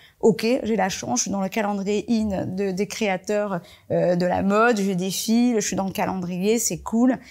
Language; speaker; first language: French; early bilingual, other home language; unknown